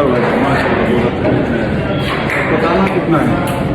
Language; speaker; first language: Hindi; non-native, learner; Bangla